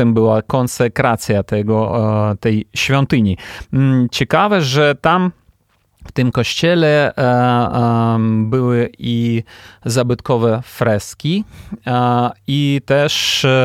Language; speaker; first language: Polish; non-native, fluent; Ukrainian